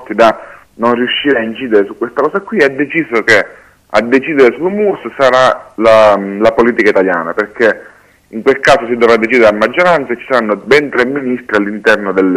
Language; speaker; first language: Italian; native; Italian